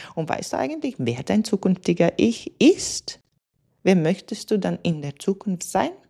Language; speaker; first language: German; non-native, fluent; Latvian